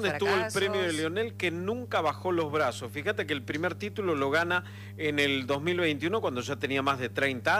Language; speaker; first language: Spanish; native; Spanish